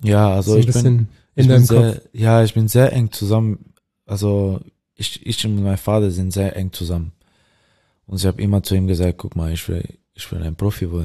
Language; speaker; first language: German; non-native, learner; Dutch